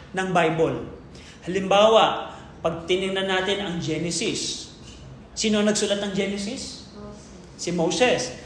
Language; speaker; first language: Filipino; native; Filipino